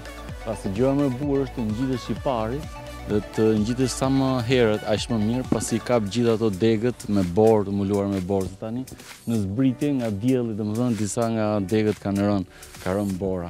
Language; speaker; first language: Albanian; native; Albanian